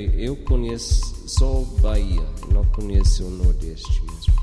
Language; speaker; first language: Portuguese; non-native, fluent; English